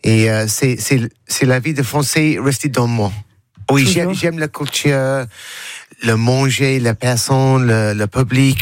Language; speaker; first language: French; non-native, learner; English